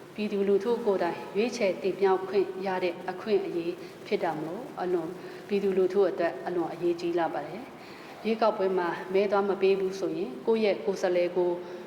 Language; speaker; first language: Burmese; non-native, local second language; Pa'o Karen